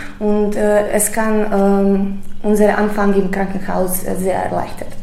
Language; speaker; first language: German; non-native, learner; Serbian